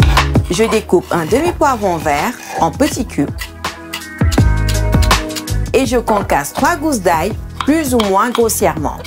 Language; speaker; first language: French; native; French